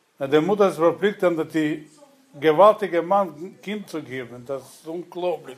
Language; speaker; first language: Dutch; non-native, learner; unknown